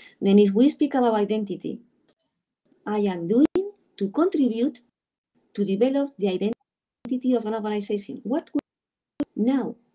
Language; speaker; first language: English; non-native, learner; Spanish